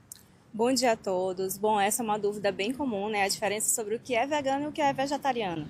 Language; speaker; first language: Portuguese; native; Portuguese